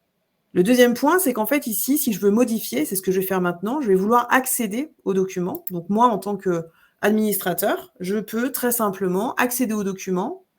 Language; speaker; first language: French; native; French